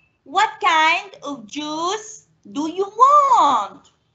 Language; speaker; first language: English; non-native, fluent; Arabic